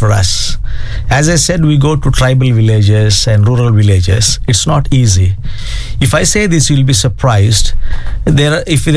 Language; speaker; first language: English; non-native, local second language; Telugu